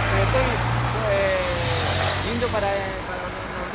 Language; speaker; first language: Portuguese; non-native, learner; Spanish